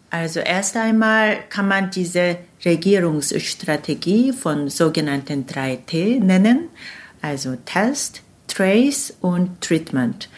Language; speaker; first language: German; non-native, fluent; Korean